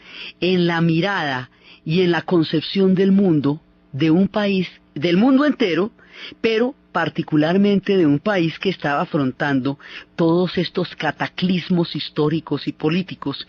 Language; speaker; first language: Spanish; native; Spanish